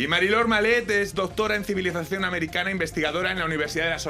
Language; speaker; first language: Spanish; native; Spanish